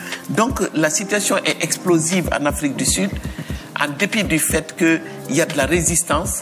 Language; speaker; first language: French; non-native, local second language; Bambara